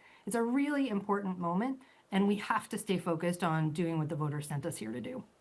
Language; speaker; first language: English; native; English